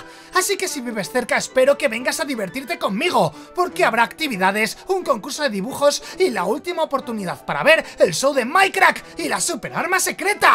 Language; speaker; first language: Spanish; native; Spanish